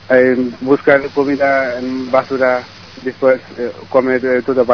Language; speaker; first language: Spanish; non-native, learner; Bangla